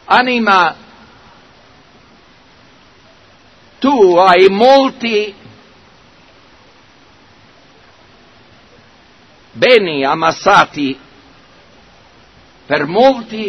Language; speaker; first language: Italian; non-native, fluent; English